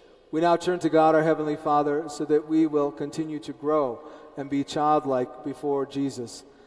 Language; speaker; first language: English; early bilingual, other home language; Spanish